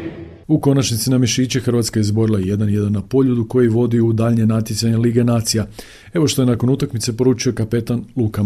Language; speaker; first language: Croatian; native; Croatian